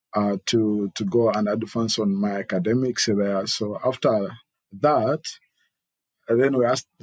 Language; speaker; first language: English; non-native, local second language; Ganda